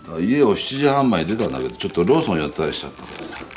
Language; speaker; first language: Japanese; native; Japanese